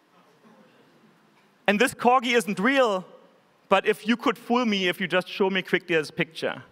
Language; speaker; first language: English; non-native, fluent; German